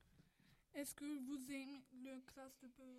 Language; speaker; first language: French; non-native, learner; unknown